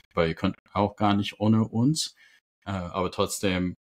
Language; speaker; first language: German; non-native, fluent; English